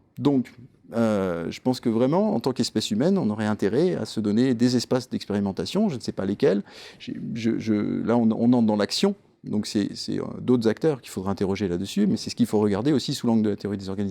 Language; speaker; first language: French; native; French